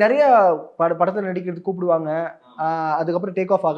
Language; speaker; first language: Tamil; native; Tamil